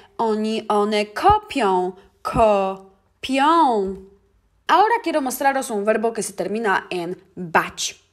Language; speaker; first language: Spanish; non-native, fluent; Polish